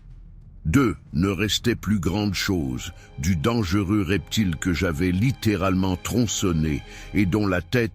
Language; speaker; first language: French; native; French